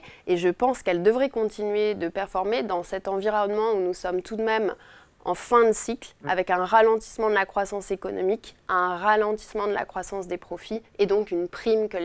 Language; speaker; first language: French; native; French